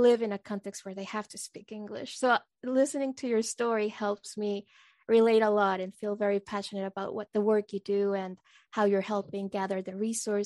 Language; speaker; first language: English; non-native, fluent; Spanish